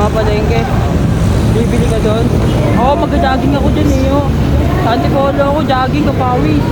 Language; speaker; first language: Filipino; native; Filipino